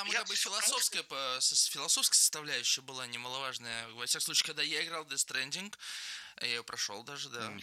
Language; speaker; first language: Russian; native; Russian